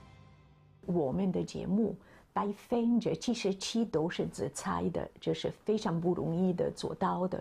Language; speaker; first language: Chinese; non-native, fluent; Italian